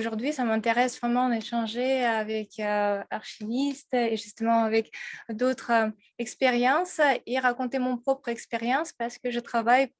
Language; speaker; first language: French; non-native, fluent; Russian